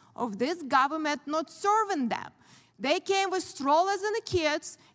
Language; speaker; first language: English; non-native, fluent; Ukrainian